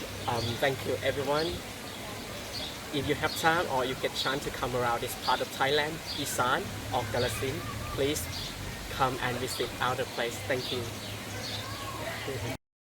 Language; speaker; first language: English; non-native, fluent; Thai